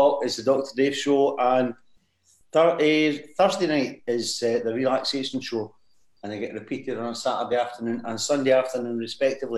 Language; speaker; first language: English; native; English